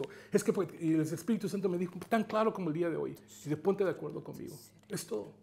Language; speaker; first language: Spanish; native; Spanish